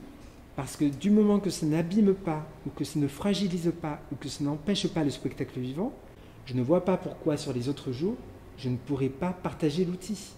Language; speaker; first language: French; native; French